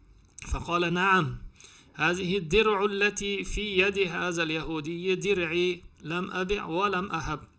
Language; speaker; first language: Arabic; non-native, fluent; Uzbek